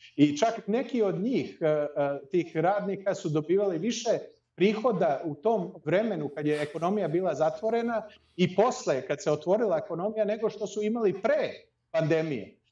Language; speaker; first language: Serbian; early bilingual, heritage; Serbian